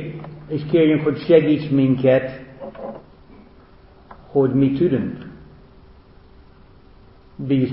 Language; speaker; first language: Hungarian; non-native, fluent; English